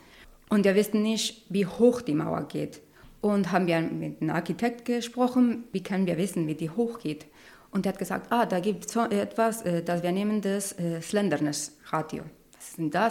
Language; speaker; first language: German; non-native, learner; Spanish